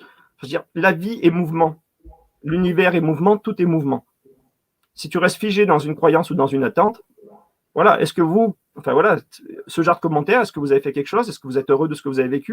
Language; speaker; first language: French; native; French